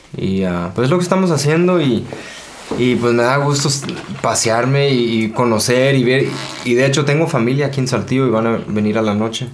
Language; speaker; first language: Spanish; early bilingual, heritage; Spanish